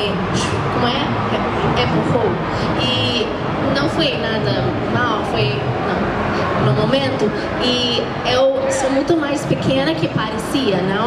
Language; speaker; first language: Portuguese; non-native, learner; English